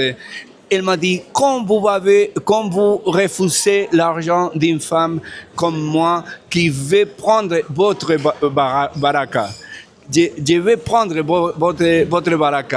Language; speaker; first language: French; non-native, fluent; Spanish